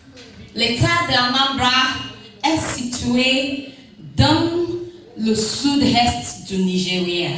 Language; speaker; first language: French; non-native, learner; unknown